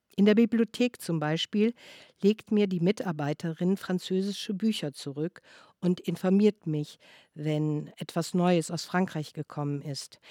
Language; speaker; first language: German; non-native, fluent; French